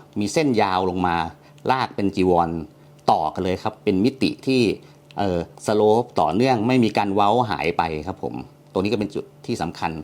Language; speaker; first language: Thai; native; Thai